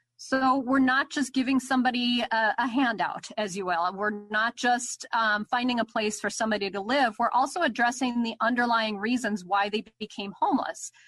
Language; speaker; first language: English; native; English